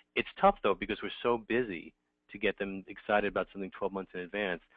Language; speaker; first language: English; native; English